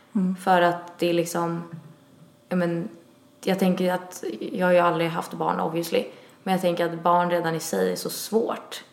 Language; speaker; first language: Swedish; early bilingual, other home language; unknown